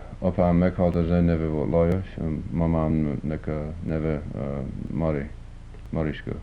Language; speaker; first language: Hungarian; early bilingual, heritage; Hungarian